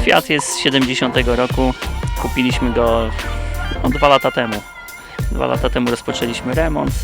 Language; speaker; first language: Polish; native; Polish